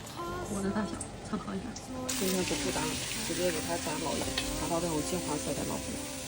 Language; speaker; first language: Chinese; native; Chinese